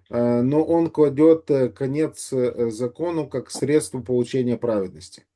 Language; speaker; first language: Russian; native; Russian